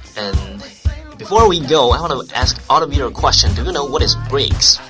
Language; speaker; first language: English; non-native, fluent; Chinese